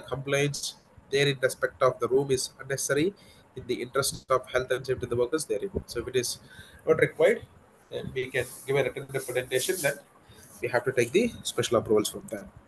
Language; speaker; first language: English; non-native, local second language; Telugu